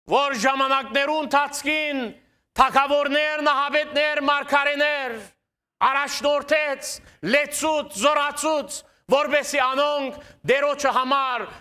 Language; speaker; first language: Armenian; native; Armenian